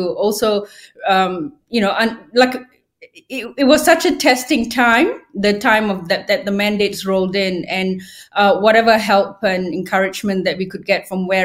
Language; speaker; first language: English; non-native, local second language; Tamil